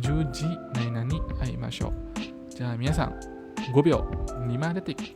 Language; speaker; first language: Japanese; non-native, fluent; Indonesian